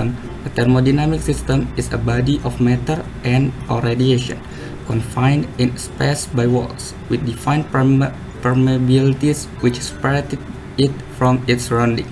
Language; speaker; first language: English; non-native, learner; Indonesian